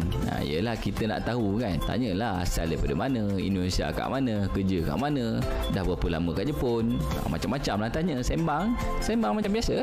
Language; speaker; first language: Malay; native; Malay